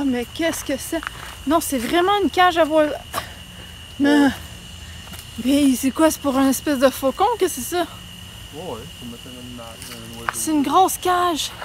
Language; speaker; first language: French; native; French